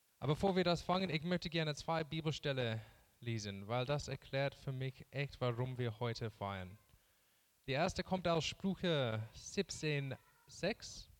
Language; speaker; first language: German; non-native, fluent; English